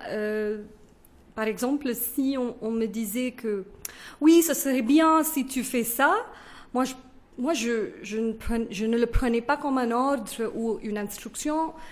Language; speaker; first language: French; non-native, fluent; Kannada